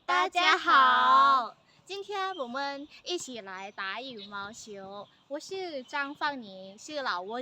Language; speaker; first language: Chinese; non-native, learner; Lao